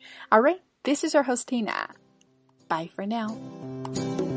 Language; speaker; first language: English; non-native, fluent; Chinese